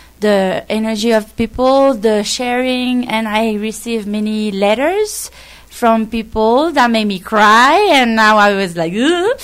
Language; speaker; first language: English; non-native, fluent; French